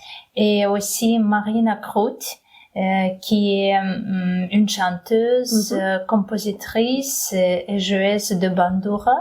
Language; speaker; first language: French; non-native, fluent; Ukrainian